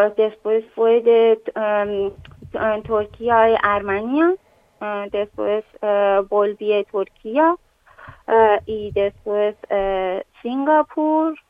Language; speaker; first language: Spanish; non-native, learner; Persian